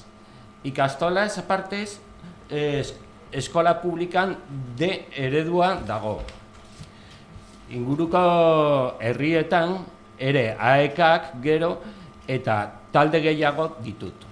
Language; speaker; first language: Basque; non-native, local second language; Spanish